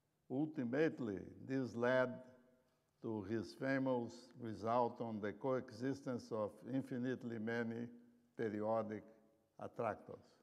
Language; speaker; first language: English; non-native, fluent; Portuguese